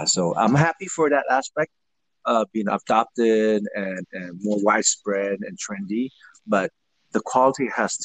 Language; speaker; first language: English; early bilingual, other home language; Vietnamese